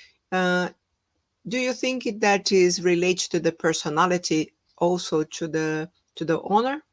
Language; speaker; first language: English; non-native, fluent; Portuguese